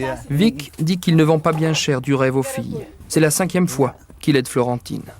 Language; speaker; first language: French; native; French